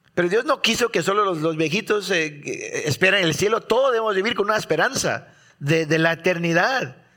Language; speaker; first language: Spanish; early bilingual, heritage; Spanish